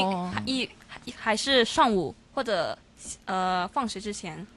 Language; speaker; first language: Chinese; non-native, local second language; Cantonese